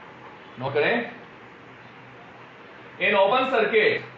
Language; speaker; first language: Hindi; native; Hindi